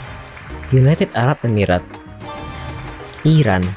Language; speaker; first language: English; non-native, learner; Indonesian